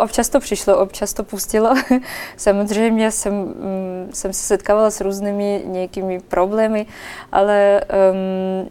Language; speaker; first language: Czech; non-native, fluent; Russian